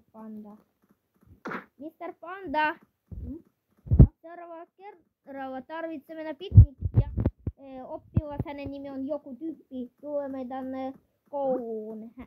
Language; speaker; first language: Finnish; non-native, learner; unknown